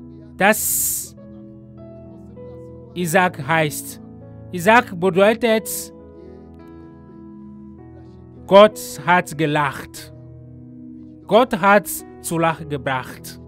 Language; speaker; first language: German; non-native, fluent; Ewe